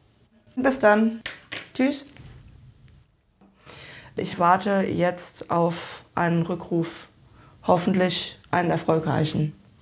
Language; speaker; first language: German; native; German